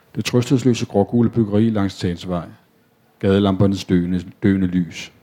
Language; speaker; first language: Danish; native; Danish